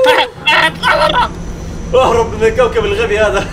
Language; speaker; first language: Arabic; native; Arabic